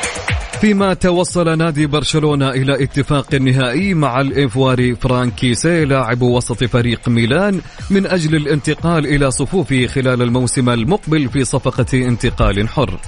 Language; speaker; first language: Arabic; native; Arabic